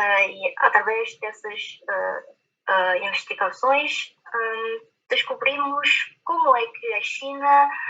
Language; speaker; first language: Portuguese; non-native, fluent; Chinese